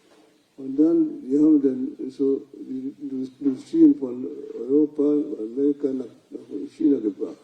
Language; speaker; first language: German; non-native, fluent; Luo (Kenya and Tanzania)